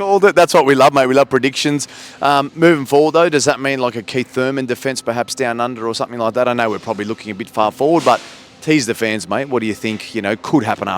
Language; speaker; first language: English; native; English